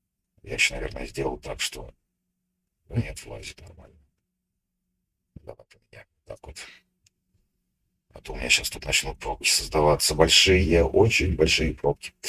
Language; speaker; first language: Russian; native; Russian